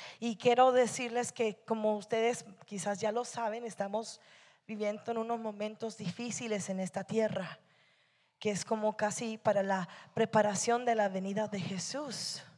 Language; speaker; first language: Spanish; early bilingual, heritage; Spanish